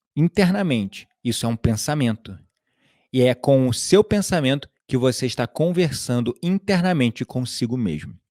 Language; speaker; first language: Portuguese; native; Portuguese